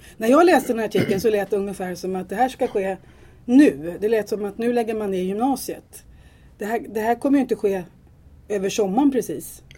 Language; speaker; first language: Swedish; native; Swedish